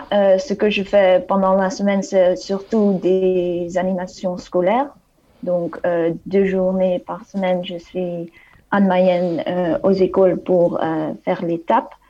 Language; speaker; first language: French; non-native, fluent; Dutch